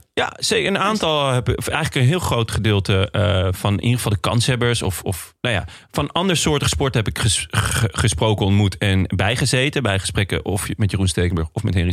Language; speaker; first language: Dutch; native; Dutch